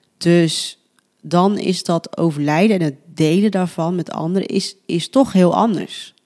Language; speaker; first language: Dutch; early bilingual, other home language; Spanish